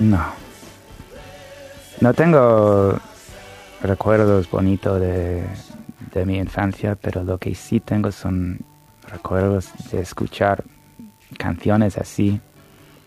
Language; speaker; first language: Spanish; non-native, fluent; English